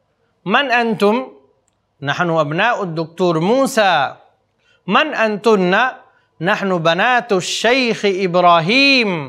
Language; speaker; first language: Arabic; non-native, fluent; Urdu